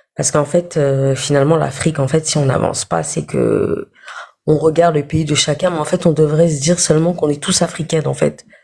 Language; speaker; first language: French; early bilingual, other home language; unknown